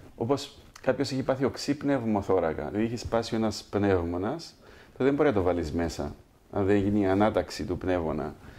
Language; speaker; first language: Greek; native; Greek